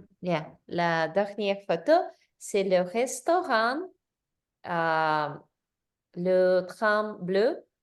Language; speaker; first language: French; non-native, learner; English